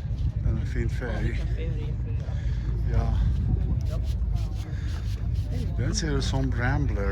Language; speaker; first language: Swedish; early bilingual, heritage; Swedish